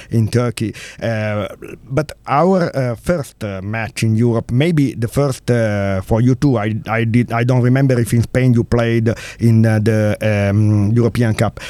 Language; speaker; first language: English; non-native, learner; Italian